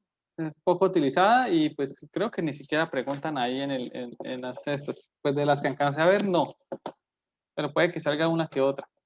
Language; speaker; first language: Spanish; native; Spanish